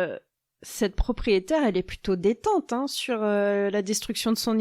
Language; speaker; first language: French; native; French